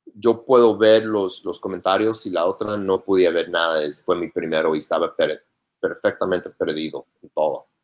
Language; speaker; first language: Spanish; non-native, learner; English